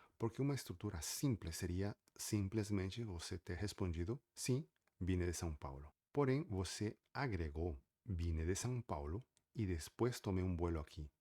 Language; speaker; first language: Portuguese; native; Portuguese